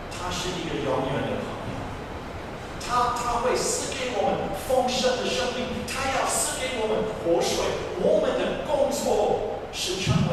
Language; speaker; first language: Chinese; non-native, fluent; English